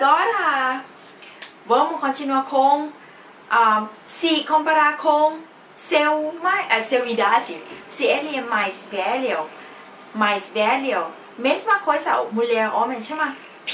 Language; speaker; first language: Portuguese; non-native, fluent; Thai